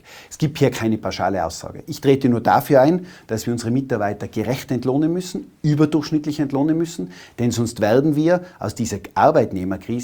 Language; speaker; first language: German; native; German